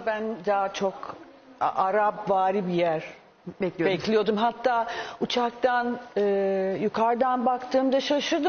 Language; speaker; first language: Turkish; non-native, fluent; English